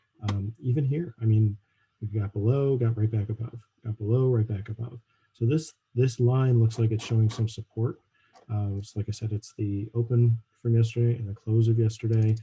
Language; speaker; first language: English; native; English